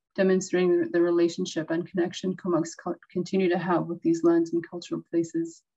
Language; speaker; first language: English; native; English